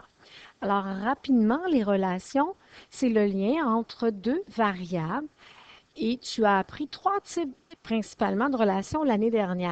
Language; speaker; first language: French; native; French